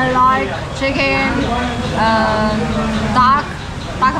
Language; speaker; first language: English; non-native, learner; Chinese